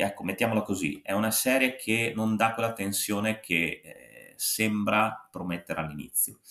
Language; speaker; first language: Italian; native; Italian